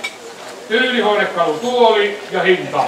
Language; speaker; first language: Finnish; native; Finnish